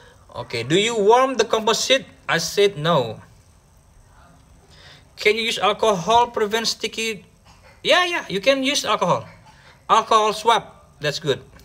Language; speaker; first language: English; non-native, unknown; Indonesian